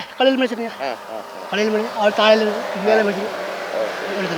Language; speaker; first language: Malayalam; non-native, learner; Nepali